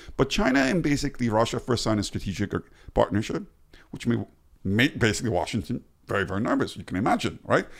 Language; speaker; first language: English; early bilingual, other home language; Chinese